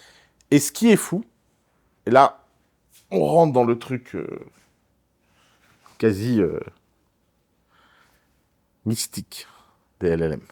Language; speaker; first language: French; native; French